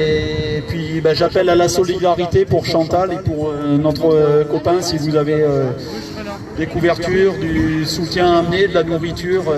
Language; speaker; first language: French; native; French